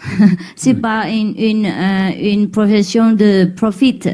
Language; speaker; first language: French; non-native, learner; Vietnamese